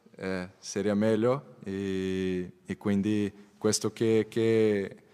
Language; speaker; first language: Italian; non-native, learner; Portuguese